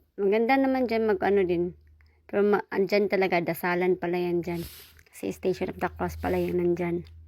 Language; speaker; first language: Filipino; non-native, local second language; Cebuano